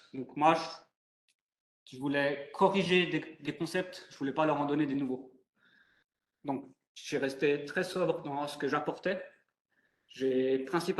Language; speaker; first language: French; native; French